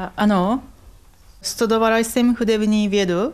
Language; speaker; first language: Czech; non-native, fluent; Japanese